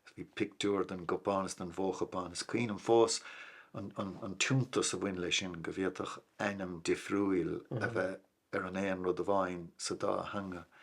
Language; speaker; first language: Irish; non-native, local second language; English